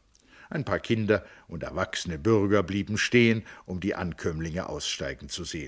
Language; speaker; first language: German; native; German